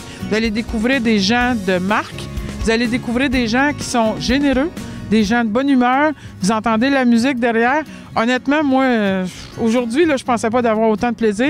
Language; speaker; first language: French; native; French